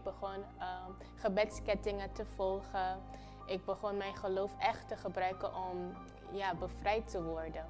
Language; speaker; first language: Dutch; non-native, fluent; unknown